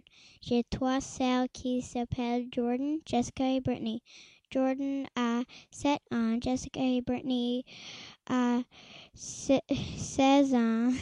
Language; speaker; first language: French; non-native, learner; English